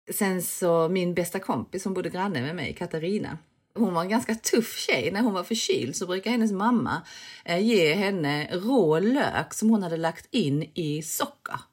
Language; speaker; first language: Swedish; early bilingual, other home language; Korean